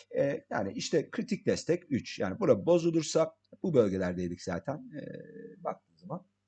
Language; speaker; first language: Turkish; early bilingual, heritage; English